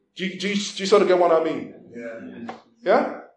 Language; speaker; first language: English; non-native, local second language; Igbo